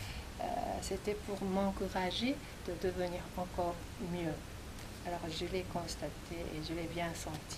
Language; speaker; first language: French; non-native, fluent; Japanese